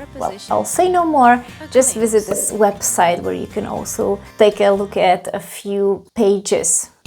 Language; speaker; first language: English; non-native, fluent; Czech